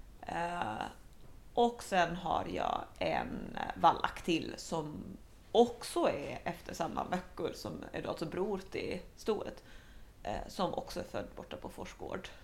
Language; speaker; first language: Swedish; native; Swedish